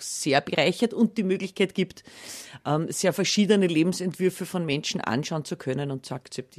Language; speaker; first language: German; native; German